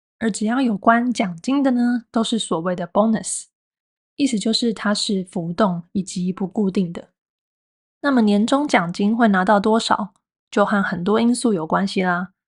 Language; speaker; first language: Chinese; native; Chinese